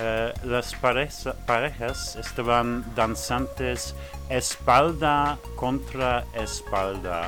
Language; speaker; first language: Spanish; non-native, learner; French